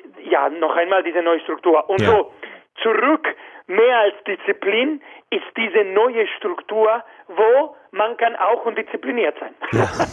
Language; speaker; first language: German; non-native, fluent; Spanish